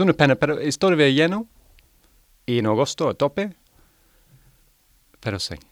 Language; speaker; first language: Spanish; non-native, learner; English